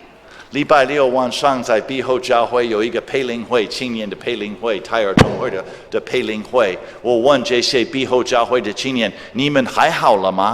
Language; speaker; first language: Chinese; non-native, fluent; English